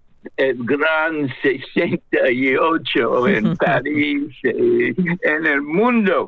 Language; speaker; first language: Spanish; non-native, fluent; English